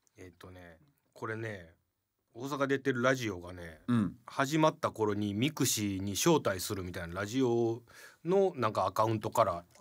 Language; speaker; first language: Japanese; native; Japanese